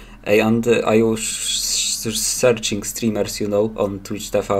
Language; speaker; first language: English; non-native, learner; Polish